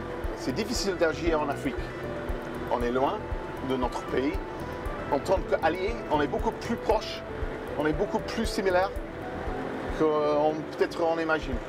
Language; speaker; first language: French; non-native, fluent; English